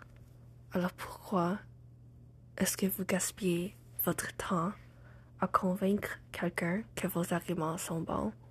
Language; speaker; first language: French; non-native, learner; English